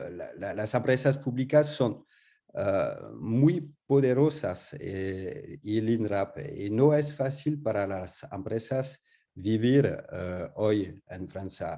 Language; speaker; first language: Spanish; non-native, learner; French